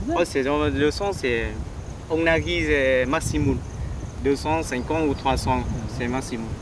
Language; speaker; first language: French; non-native, learner; Vietnamese